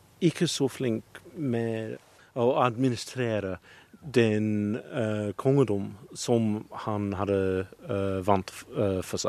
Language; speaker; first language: Norwegian; non-native, learner; English